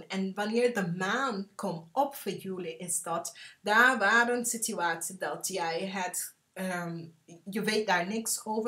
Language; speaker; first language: Dutch; non-native, learner; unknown